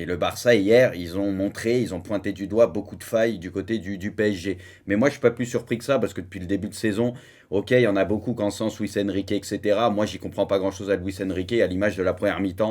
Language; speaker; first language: French; native; French